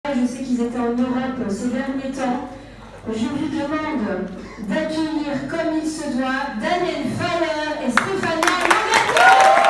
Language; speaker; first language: French; native; French